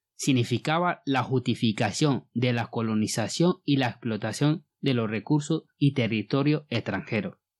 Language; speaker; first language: Spanish; non-native, fluent; Bambara